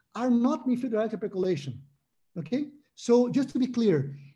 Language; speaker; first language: English; non-native, fluent; Portuguese